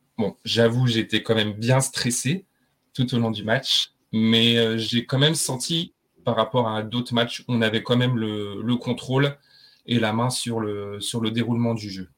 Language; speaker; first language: French; native; French